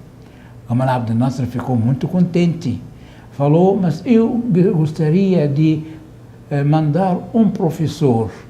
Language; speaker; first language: Portuguese; non-native, fluent; Arabic